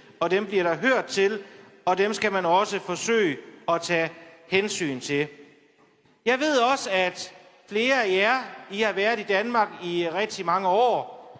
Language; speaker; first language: Danish; native; Danish